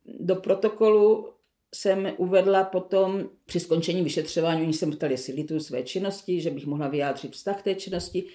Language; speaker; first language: Czech; native; Czech